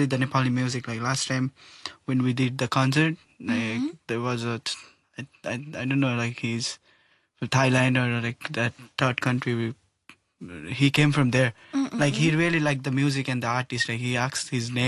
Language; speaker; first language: English; non-native, local second language; Nepali